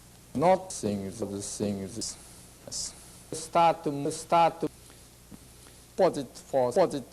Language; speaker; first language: English; non-native, learner; Japanese